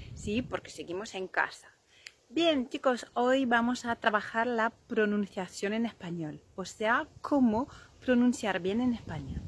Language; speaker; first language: Spanish; non-native, fluent; French